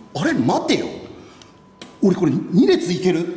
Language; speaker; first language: Japanese; native; Japanese